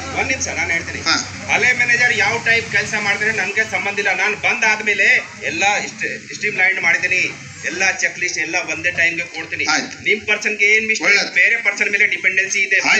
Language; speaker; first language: Kannada; non-native, learner; Hindi